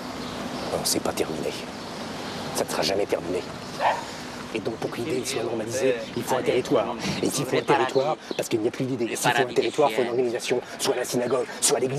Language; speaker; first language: French; native; French